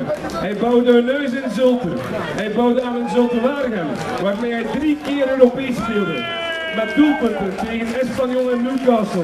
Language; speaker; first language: Dutch; native; Dutch